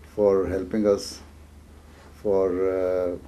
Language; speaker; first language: English; non-native, local second language; Urdu